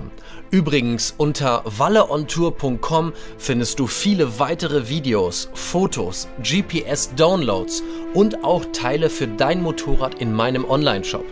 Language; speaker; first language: German; native; German